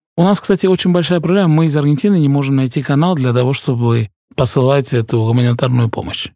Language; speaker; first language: Russian; early bilingual, heritage; Russian